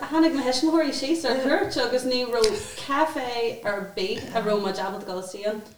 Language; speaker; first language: Irish; non-native, local second language; English